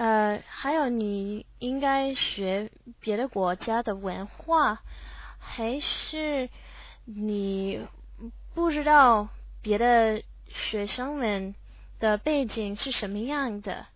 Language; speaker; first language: Chinese; non-native, learner; English